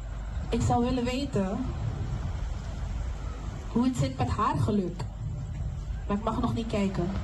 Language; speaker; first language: Dutch; non-native, local second language; Papiamento